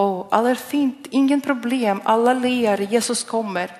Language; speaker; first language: Swedish; non-native, learner; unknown